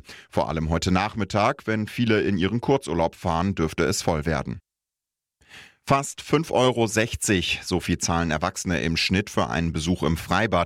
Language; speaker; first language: German; native; German